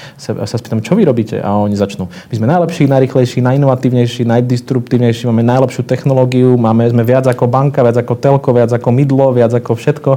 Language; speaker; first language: Slovak; native; Slovak